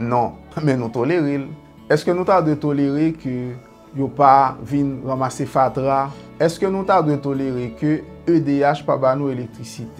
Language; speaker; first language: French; non-native, learner; Haitian Creole